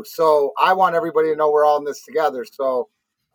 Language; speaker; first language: English; native; English